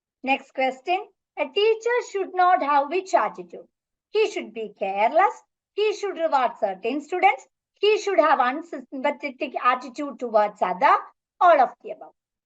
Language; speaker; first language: English; non-native, local second language; Malayalam